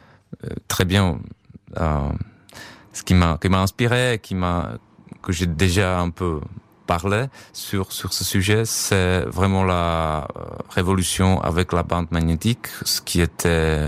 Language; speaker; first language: French; non-native, fluent; Czech